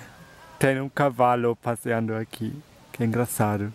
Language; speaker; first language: Portuguese; non-native, fluent; German